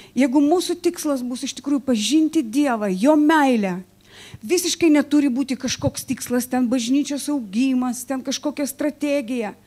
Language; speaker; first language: Lithuanian; non-native, local second language; Russian